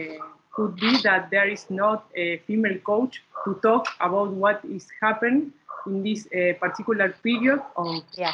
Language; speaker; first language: English; non-native, learner; Spanish